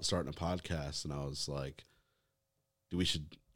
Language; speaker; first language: English; native; English